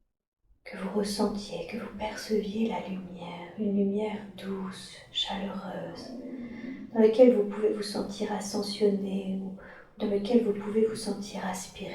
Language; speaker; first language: French; native; French